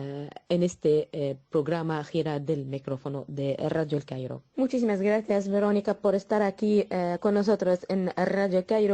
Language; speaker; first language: Spanish; non-native, fluent; Arabic